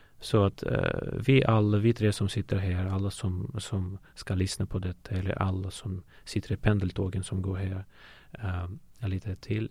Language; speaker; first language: Swedish; non-native, fluent; Russian